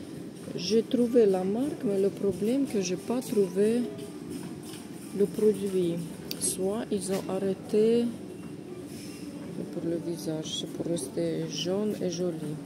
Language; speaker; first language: French; non-native, fluent; Russian